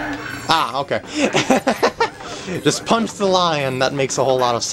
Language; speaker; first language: English; native; English